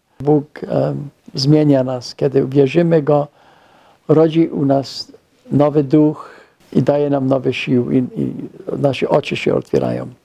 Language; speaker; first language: Polish; non-native, fluent; English